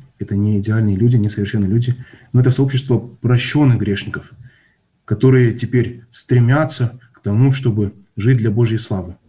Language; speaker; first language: Russian; non-native, local second language; Kazakh